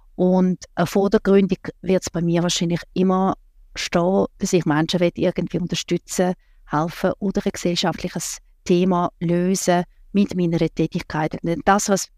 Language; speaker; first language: German; non-native, fluent; Russian